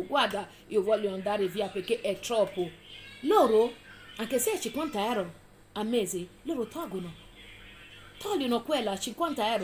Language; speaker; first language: Italian; non-native, fluent; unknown